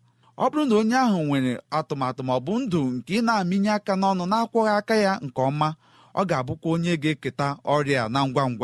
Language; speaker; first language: Igbo; native; Igbo